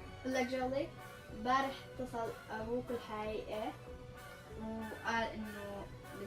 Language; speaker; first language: Arabic; native; Arabic